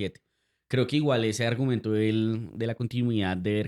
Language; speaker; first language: Spanish; native; Spanish